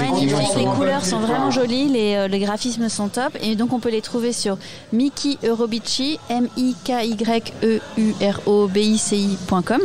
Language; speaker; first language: French; native; French